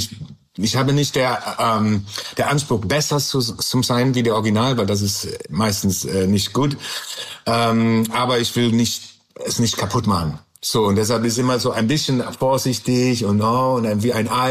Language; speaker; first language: German; non-native, learner; English